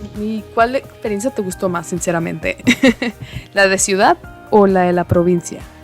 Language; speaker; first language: Spanish; native; Spanish